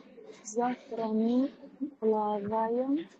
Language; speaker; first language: Russian; non-native, learner; Uzbek